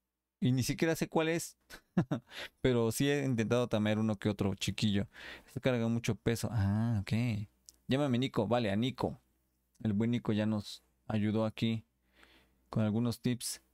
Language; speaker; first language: Spanish; native; Spanish